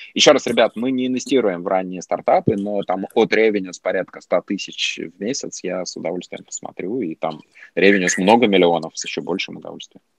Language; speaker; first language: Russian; native; Russian